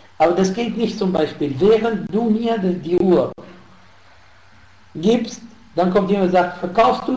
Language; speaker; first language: German; non-native, fluent; Arabic